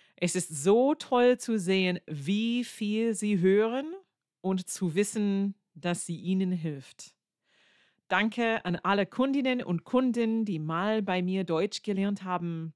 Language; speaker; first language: German; non-native, fluent; English